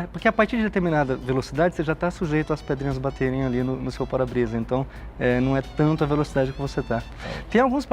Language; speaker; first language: Portuguese; native; Portuguese